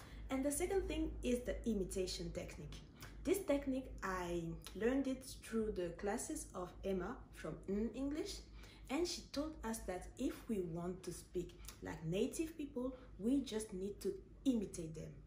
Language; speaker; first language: English; non-native, fluent; French